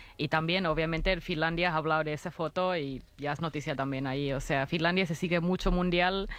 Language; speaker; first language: Spanish; non-native, fluent; Finnish